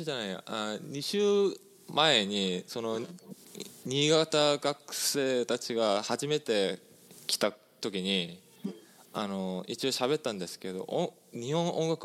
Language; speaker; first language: Japanese; non-native, fluent; English